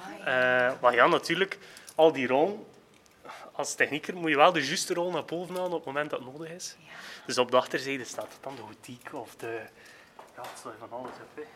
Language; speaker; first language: Dutch; native; Dutch